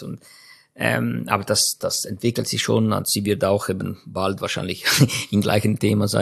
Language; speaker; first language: German; non-native, fluent; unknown